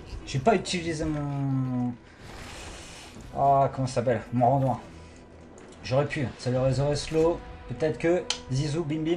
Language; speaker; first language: French; native; French